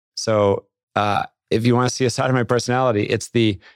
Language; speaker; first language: English; native; English